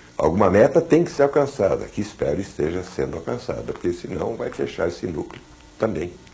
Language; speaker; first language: Portuguese; early bilingual, other home language; German